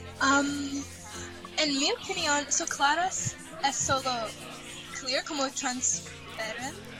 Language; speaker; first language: Spanish; non-native, learner; English